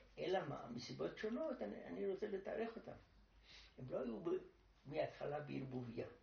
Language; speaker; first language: Hebrew; non-native, fluent; Romanian